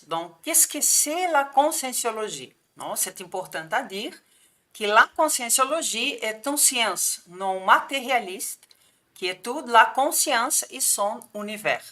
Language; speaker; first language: French; non-native, fluent; Portuguese